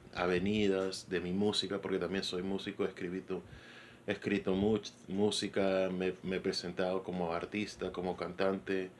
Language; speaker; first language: Spanish; early bilingual, heritage; Spanish